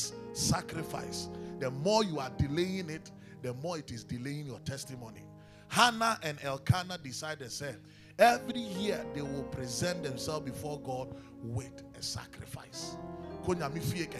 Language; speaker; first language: English; non-native, local second language; Akan